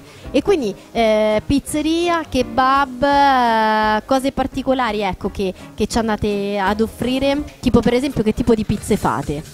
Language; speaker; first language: Italian; native; Italian